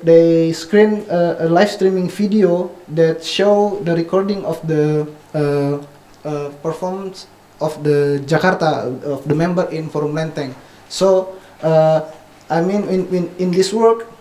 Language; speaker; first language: English; non-native, fluent; Indonesian